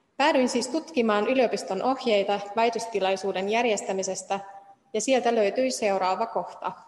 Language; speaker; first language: Finnish; non-native, fluent; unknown